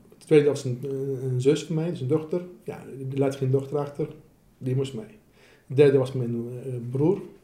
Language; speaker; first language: Dutch; non-native, fluent; Assyrian Neo-Aramaic